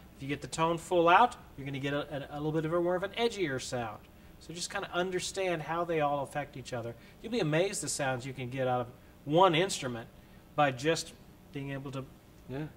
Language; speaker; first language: English; native; English